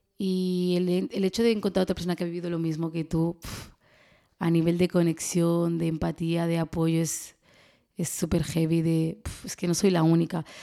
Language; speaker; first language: Spanish; early bilingual, other home language; Arabic